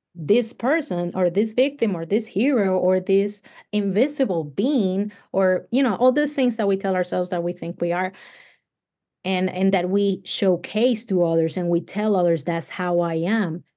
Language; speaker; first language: English; non-native, fluent; Spanish